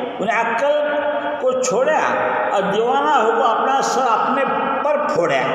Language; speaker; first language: Urdu; native; Urdu